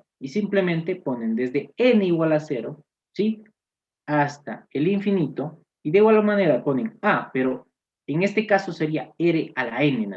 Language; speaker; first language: Spanish; native; Spanish